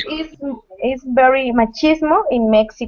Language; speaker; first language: English; non-native, learner; Spanish